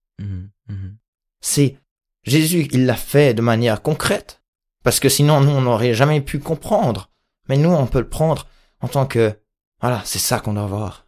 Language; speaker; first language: French; native; French